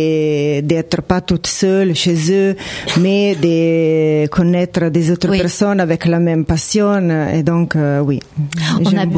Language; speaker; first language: French; non-native, fluent; Italian